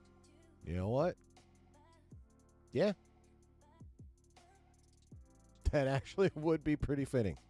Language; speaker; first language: English; native; English